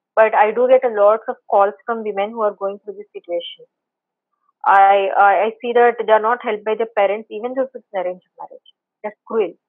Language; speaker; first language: English; non-native, local second language; Telugu